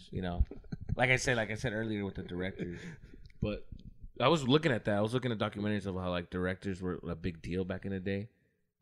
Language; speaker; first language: English; early bilingual, other home language; Spanish